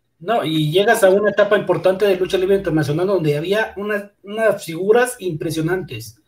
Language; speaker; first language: Spanish; native; Spanish